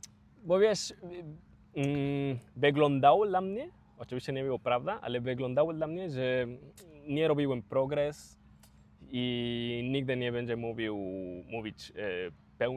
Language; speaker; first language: Polish; non-native, learner; Spanish